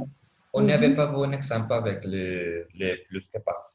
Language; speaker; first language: French; non-native, learner; Spanish